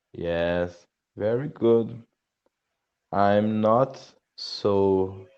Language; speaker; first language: English; non-native, learner; Portuguese